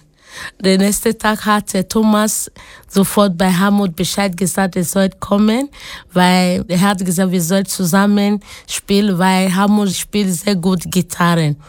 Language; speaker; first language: German; non-native, learner; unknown